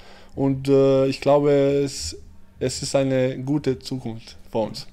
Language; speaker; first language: German; early bilingual, other home language; Bosnian